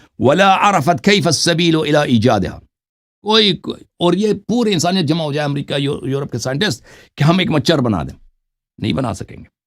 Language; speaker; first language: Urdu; non-native, fluent; Persian